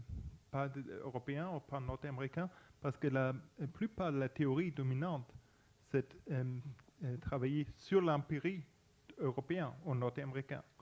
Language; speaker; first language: French; non-native, fluent; Spanish